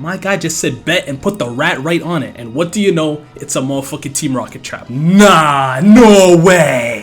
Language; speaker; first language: English; native; English